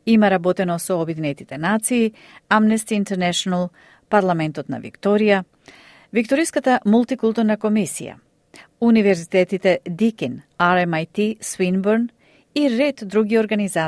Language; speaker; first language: Macedonian; native; Macedonian